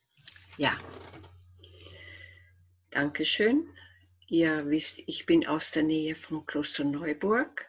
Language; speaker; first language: German; non-native, fluent; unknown